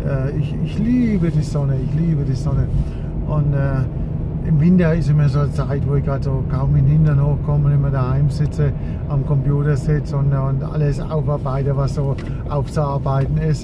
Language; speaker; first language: German; native; German